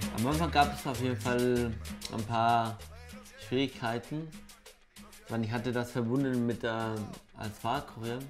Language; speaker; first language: German; non-native, fluent; Spanish